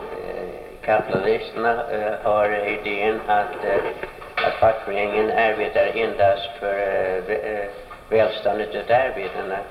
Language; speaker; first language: Swedish; early bilingual, heritage; Swedish